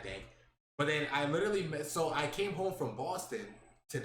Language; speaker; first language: English; native; English